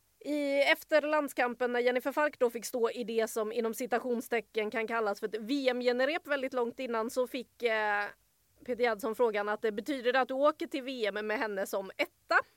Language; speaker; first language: Swedish; native; Swedish